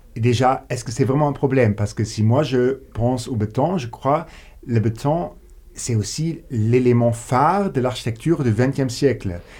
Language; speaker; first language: French; non-native, local second language; Luxembourgish